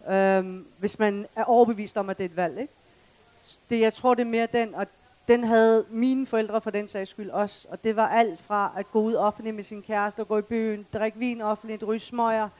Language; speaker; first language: Danish; early bilingual, other home language; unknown